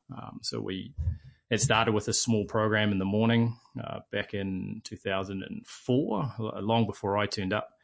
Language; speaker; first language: English; native; English